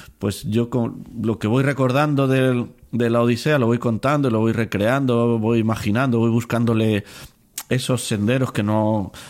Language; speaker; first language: Spanish; native; Spanish